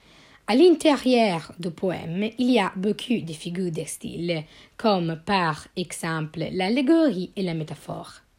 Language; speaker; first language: French; non-native, learner; Italian